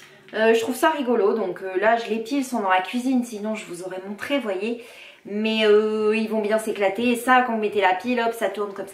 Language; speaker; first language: French; native; French